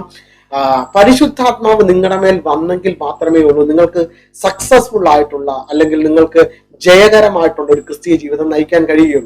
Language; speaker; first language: Malayalam; native; Malayalam